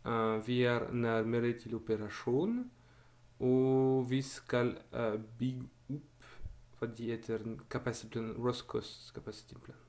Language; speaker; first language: Norwegian; non-native, learner; Dutch